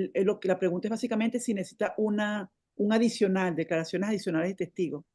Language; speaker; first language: Spanish; native; Spanish